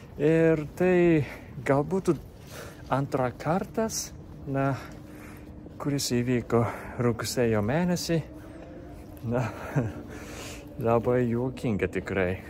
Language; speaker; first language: Lithuanian; non-native, fluent; Japanese